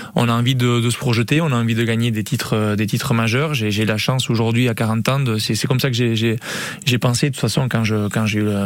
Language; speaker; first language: French; native; French